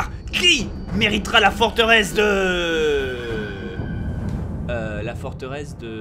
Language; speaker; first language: French; native; French